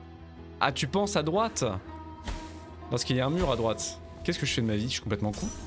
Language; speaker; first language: French; native; French